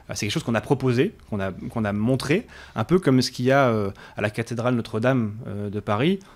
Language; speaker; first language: French; native; French